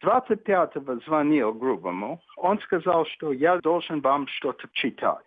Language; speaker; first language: Russian; non-native, fluent; English